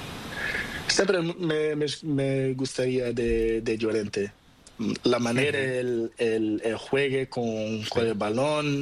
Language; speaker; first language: Spanish; non-native, learner; Portuguese